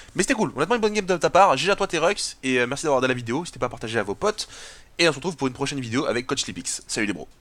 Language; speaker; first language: French; native; French